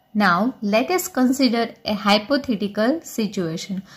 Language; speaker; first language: English; non-native, local second language; Gujarati